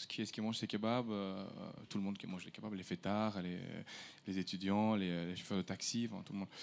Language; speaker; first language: French; early bilingual, other home language; Turkish